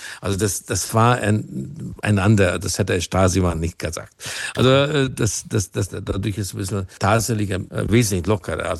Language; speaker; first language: German; non-native, fluent; Hungarian